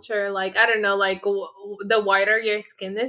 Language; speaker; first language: English; non-native, local second language; Filipino